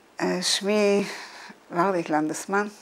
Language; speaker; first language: Hebrew; non-native, fluent; Dutch